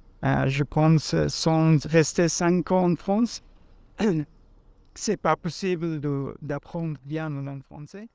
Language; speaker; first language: French; non-native, learner; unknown